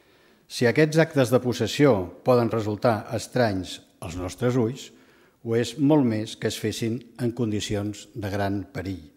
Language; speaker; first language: Catalan; native; Catalan